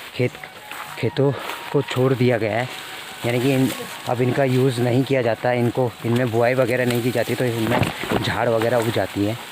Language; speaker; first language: Hindi; non-native, local second language; Garhwali